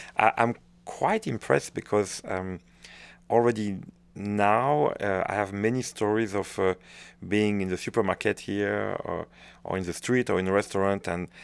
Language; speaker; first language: English; non-native, fluent; French